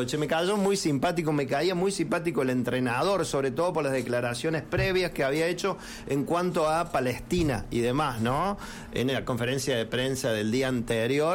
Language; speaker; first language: Spanish; native; Spanish